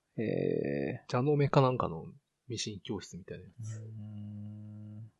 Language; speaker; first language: Japanese; native; Japanese